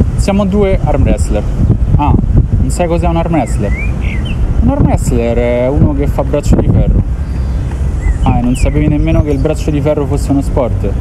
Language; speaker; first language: Italian; early bilingual, other home language; Ukrainian